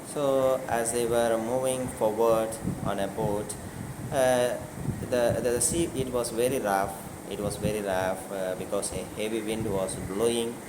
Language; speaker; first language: English; non-native, local second language; Tamil